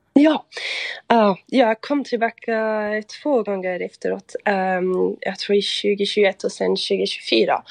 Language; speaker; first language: Swedish; non-native, fluent; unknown